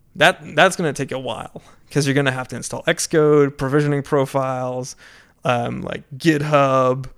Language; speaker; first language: English; non-native, fluent; Dutch